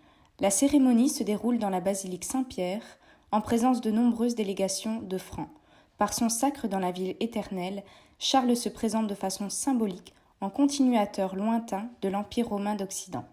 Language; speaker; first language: French; native; French